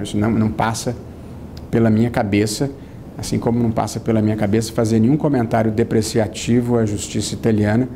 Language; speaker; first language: Portuguese; native; Portuguese